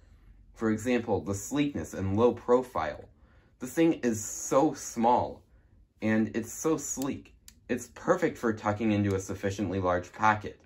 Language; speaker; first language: English; native; English